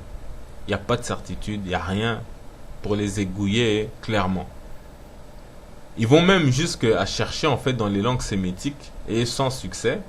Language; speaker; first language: French; non-native, local second language; Lingala